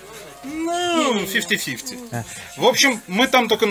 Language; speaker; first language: Russian; native; Russian